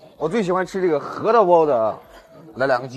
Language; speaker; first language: Chinese; native; Chinese